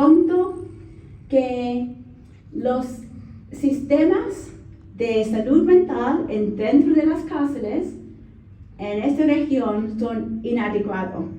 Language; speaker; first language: Spanish; non-native, learner; English